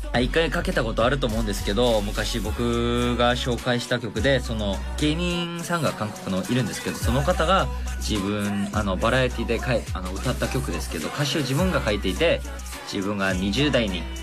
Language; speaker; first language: Japanese; non-native, fluent; Korean